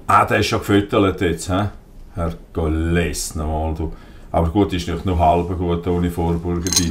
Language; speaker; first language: German; native; German